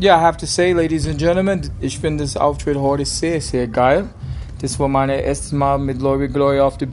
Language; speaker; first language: German; non-native, learner; English